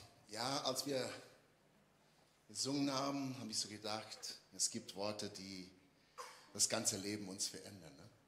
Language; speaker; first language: German; non-native, fluent; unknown